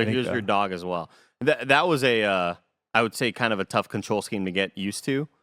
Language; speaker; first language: English; native; English